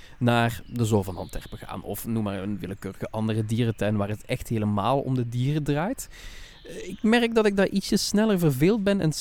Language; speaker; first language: Dutch; native; Dutch